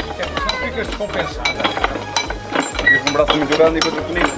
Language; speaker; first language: Portuguese; native; Portuguese